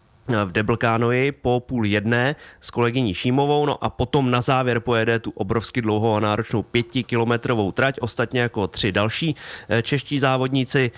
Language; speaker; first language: Czech; native; Czech